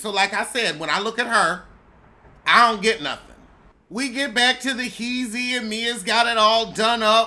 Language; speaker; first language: English; native; English